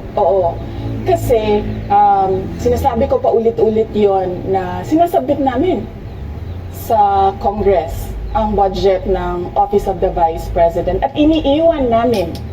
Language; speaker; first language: Filipino; non-native, local second language; Cebuano